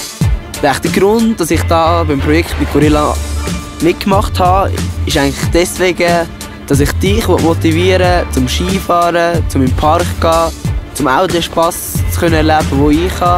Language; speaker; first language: German; native; German